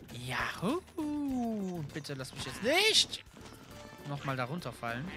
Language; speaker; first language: German; native; German